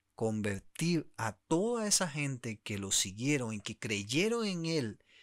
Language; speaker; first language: Spanish; native; Spanish